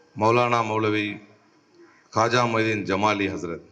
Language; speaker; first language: English; non-native, local second language; Tamil